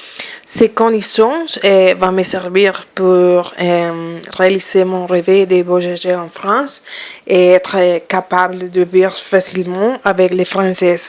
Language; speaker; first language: French; non-native, fluent; Spanish